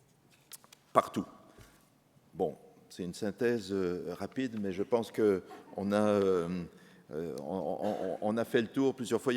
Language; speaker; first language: French; native; French